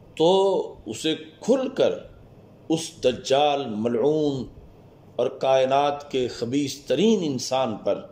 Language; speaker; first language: Urdu; non-native, local second language; Punjabi